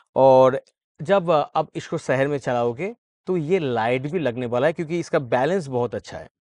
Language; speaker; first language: Hindi; non-native, local second language; Bangla